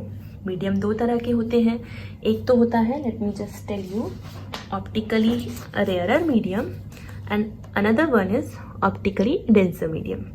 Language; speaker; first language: Hindi; native; Hindi